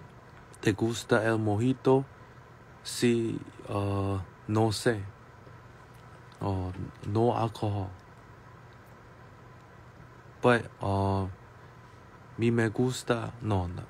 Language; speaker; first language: Spanish; non-native, learner; Korean